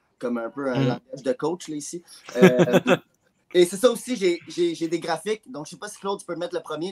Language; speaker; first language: French; native; French